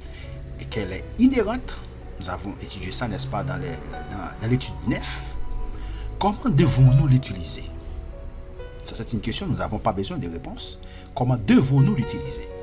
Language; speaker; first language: French; non-native, local second language; Haitian Creole